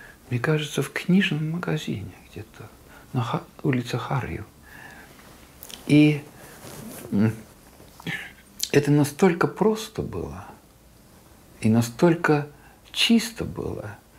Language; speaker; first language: Russian; non-native, local second language; Estonian